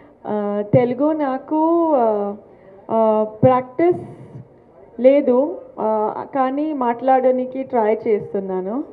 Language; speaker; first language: Telugu; non-native, local second language; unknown